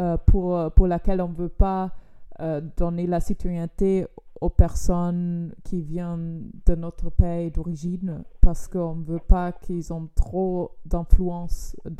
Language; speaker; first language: French; non-native, fluent; German